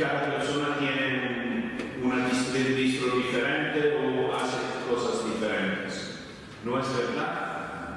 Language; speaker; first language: Spanish; non-native, fluent; Italian